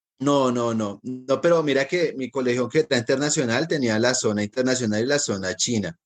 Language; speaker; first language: Spanish; native; Spanish